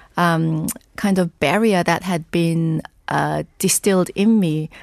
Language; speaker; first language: English; non-native, fluent; Korean